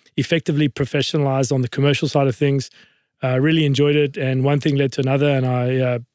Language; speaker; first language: English; native; English